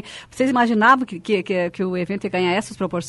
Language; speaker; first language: Portuguese; native; Portuguese